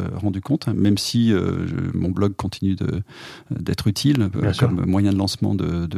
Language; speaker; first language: French; native; French